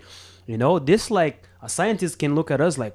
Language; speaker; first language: English; non-native, fluent; Portuguese